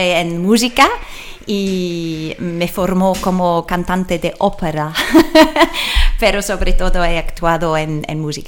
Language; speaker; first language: Spanish; non-native, learner; English